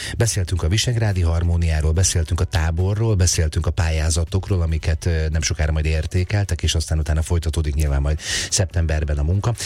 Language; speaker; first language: Hungarian; native; Hungarian